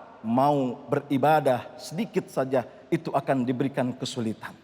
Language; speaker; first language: Indonesian; native; Indonesian